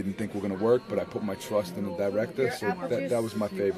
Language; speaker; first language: English; native; English